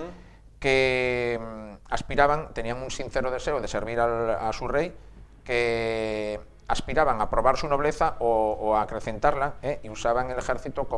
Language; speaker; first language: Spanish; native; Spanish